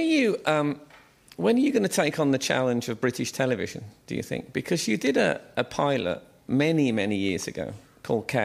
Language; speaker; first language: English; native; English